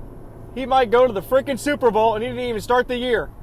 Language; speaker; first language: English; native; English